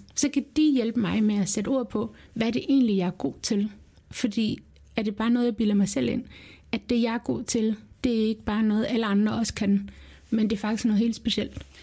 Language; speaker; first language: Danish; early bilingual, other home language; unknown